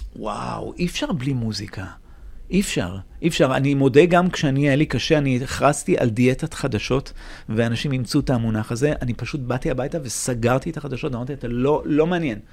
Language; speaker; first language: Hebrew; native; Hebrew